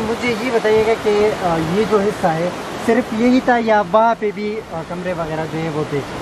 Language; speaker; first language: Hindi; non-native, local second language; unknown